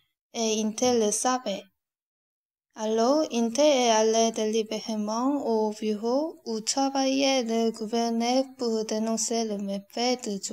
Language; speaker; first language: French; non-native, learner; Korean